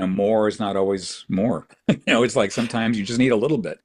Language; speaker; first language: English; native; English